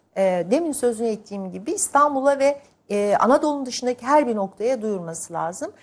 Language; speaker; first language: Turkish; native; Turkish